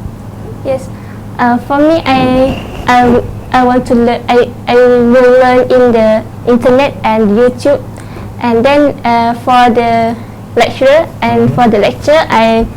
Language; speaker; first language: English; non-native, learner; Thai